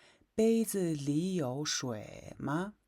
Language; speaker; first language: Chinese; non-native, fluent; Mongolian